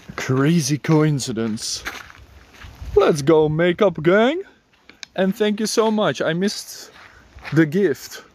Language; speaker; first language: English; non-native, fluent; Dutch